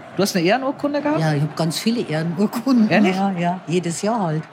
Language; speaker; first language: German; native; German